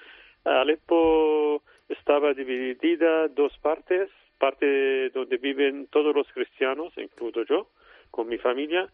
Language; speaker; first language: Spanish; non-native, fluent; Arabic